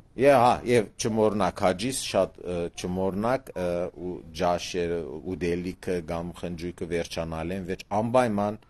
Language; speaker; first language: Armenian; early bilingual, heritage; Armenian